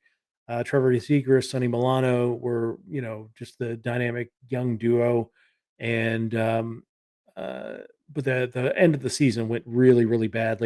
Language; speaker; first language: English; native; English